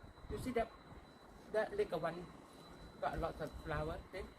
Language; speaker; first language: English; non-native, learner; Northeastern Thai